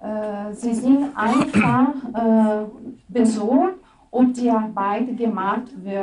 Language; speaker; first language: German; non-native, fluent; Portuguese